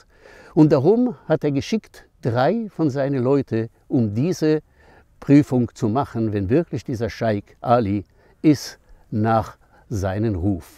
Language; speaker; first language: German; non-native, fluent; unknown